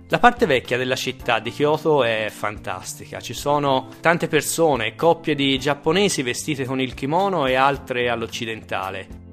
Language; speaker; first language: Italian; native; Italian